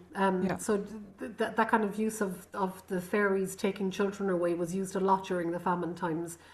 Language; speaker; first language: English; non-native, local second language; Irish